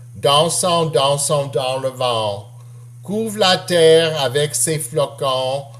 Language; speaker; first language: French; non-native, local second language; English